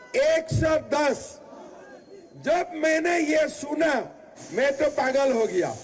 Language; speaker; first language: Hindi; non-native, local second language; Assamese